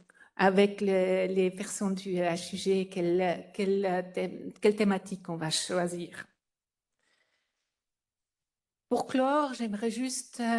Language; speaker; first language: French; non-native, fluent; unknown